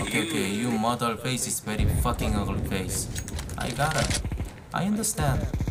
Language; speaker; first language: English; non-native, learner; Korean